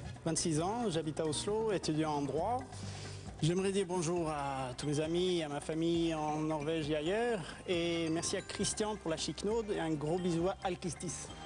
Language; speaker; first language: French; non-native, fluent; Norwegian